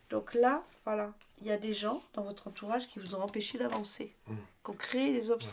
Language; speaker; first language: French; native; French